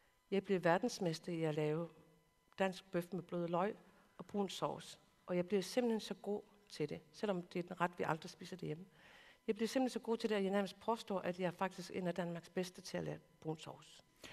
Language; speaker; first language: Danish; non-native, local second language; Kalaallisut